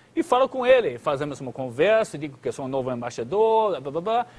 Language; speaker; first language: Portuguese; non-native, fluent; English